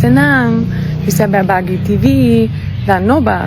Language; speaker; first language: Indonesian; non-native, fluent; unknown